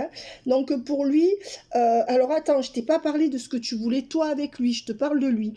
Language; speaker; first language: French; native; French